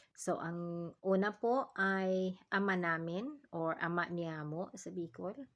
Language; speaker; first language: Filipino; non-native, local second language; Bikol